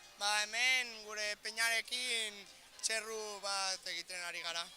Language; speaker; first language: Basque; non-native, local second language; Spanish